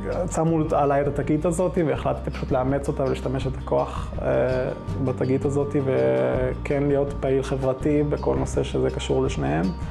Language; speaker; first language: Hebrew; non-native, local second language; Arabic